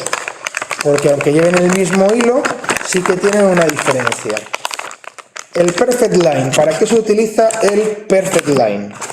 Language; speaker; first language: Spanish; native; Spanish